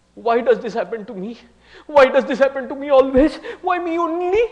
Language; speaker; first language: English; non-native, local second language; Hindi